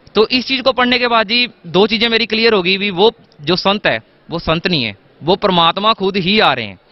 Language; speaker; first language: Hindi; native; Hindi